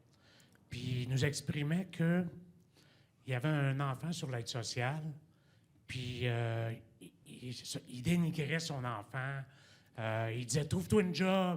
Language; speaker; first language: French; native; French